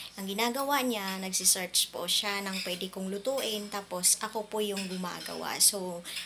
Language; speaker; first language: Filipino; non-native, local second language; Hiligaynon